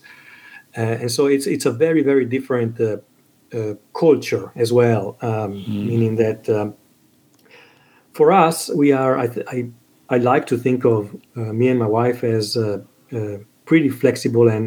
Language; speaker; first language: English; non-native, fluent; Italian